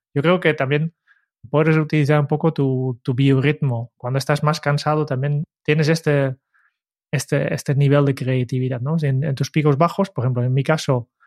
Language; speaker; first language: Spanish; non-native, fluent; Dutch